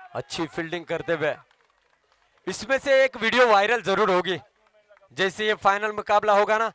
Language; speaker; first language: Hindi; non-native, local second language; Marathi